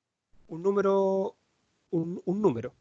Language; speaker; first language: Spanish; native; Spanish